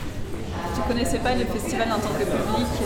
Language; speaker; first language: French; native; French